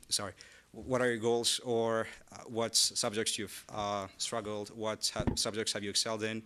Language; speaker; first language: English; non-native, fluent; Amharic